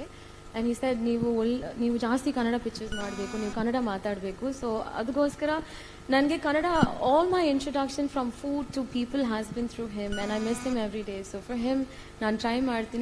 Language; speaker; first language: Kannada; non-native, learner; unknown